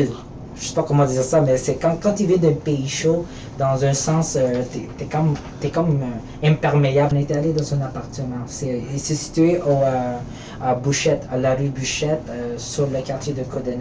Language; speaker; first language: French; early bilingual, other home language; Filipino